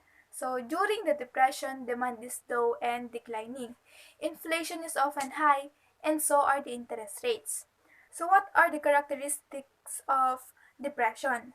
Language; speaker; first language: English; non-native, local second language; Filipino